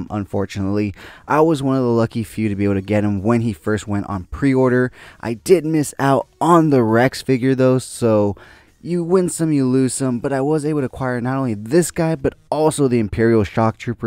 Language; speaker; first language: English; native; English